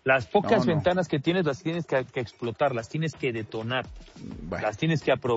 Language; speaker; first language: Spanish; native; Spanish